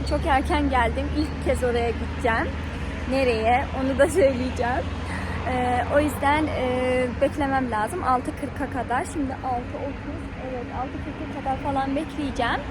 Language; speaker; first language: Turkish; non-native, fluent; Persian